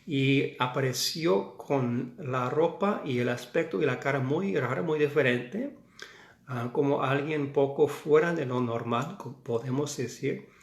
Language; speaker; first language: Spanish; non-native, fluent; English